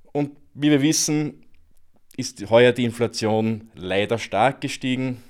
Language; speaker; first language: German; native; German